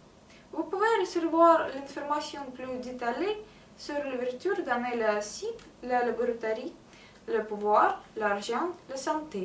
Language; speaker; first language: French; non-native, learner; Russian